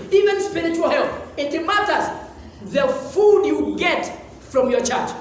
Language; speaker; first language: English; non-native, local second language; Swahili